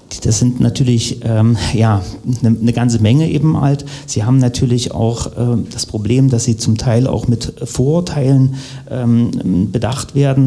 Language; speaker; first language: German; native; German